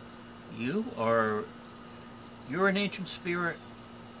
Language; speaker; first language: English; native; English